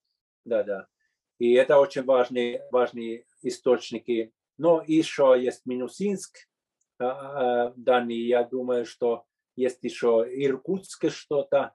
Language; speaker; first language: Russian; non-native, fluent; Finnish